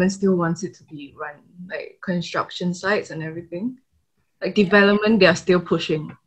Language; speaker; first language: English; non-native, local second language; Chinese